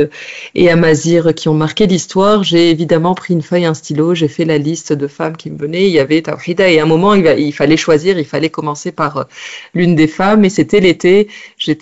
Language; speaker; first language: French; non-native, local second language; Arabic